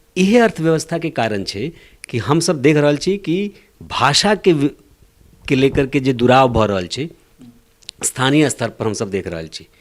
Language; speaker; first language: Maithili; non-native, local second language; Bhojpuri